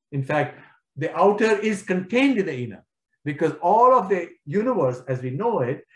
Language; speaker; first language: English; non-native, local second language; Kashmiri